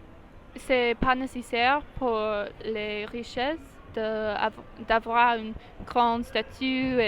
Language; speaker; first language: French; non-native, learner; English